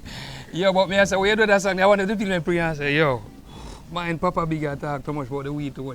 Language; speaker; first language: English; native; English